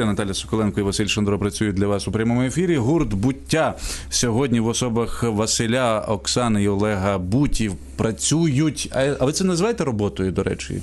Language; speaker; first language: Ukrainian; native; Ukrainian